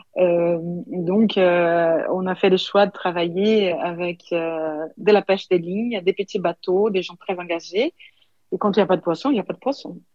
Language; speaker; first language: French; non-native, fluent; Portuguese